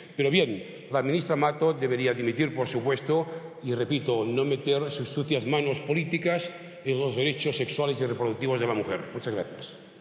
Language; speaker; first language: Spanish; non-native, local second language; Catalan